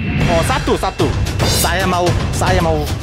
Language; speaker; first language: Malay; non-native, learner; Korean